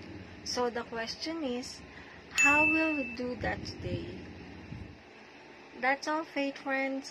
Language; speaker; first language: English; non-native, local second language; Filipino